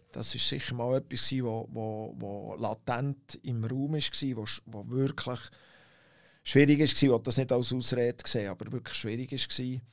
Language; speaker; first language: German; native; German